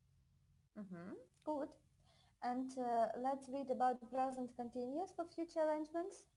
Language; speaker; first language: English; non-native, fluent; Russian